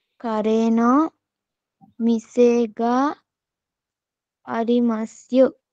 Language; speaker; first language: Japanese; non-native, learner; Sinhala